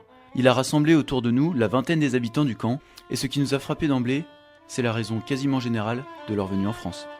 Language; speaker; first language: French; native; French